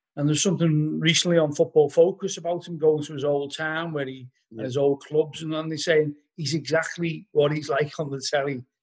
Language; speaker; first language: English; native; English